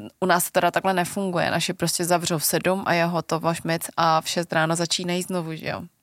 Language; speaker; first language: Czech; early bilingual, other home language; Vietnamese